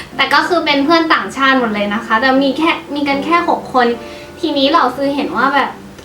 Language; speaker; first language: Thai; native; Thai